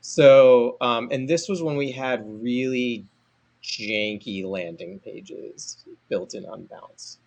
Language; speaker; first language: English; native; English